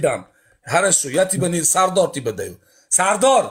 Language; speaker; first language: Russian; non-native, learner; Uzbek